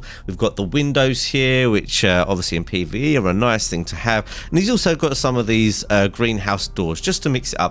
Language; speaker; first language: English; native; English